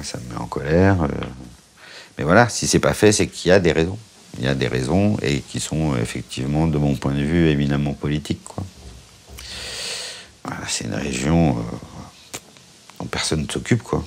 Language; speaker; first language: French; native; French